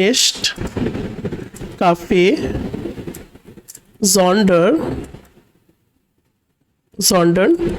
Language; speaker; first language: German; non-native, learner; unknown